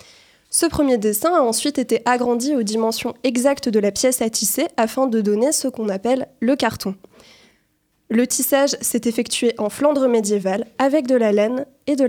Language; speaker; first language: French; native; French